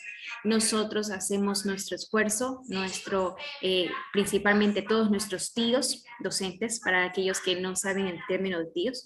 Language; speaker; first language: Spanish; native; Spanish